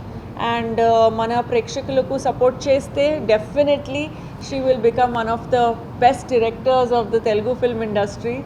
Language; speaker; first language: Telugu; non-native, fluent; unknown